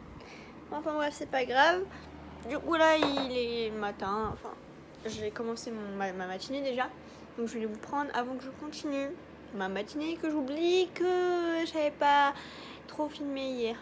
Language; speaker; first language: French; native; French